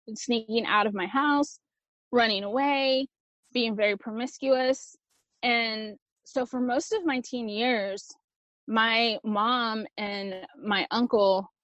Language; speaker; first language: English; early bilingual, other home language; Spanish